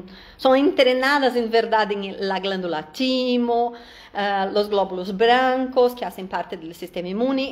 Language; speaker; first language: Spanish; non-native, fluent; Portuguese